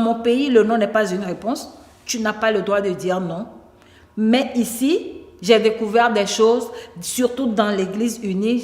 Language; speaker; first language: French; non-native, local second language; Ewe